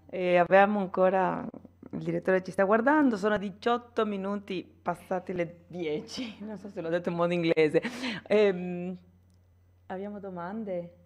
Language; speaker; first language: Italian; non-native, fluent; Spanish